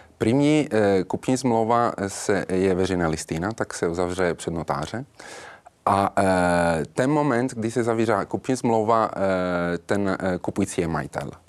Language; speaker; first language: Czech; non-native, learner; Italian